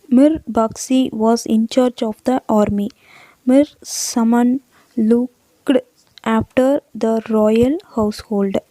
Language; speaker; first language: English; non-native, local second language; Tamil